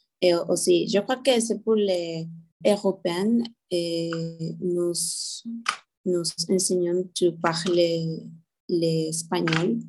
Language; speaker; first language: French; non-native, learner; Spanish